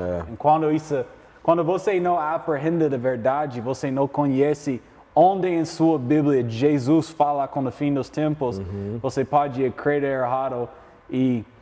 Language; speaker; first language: Portuguese; non-native, learner; English